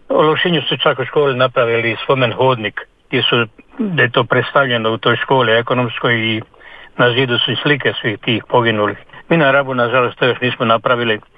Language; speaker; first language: Croatian; native; Croatian